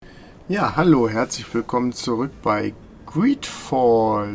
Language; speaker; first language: German; native; German